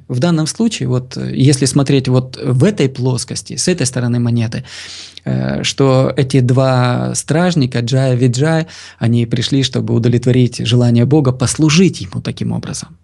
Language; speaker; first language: Russian; native; Russian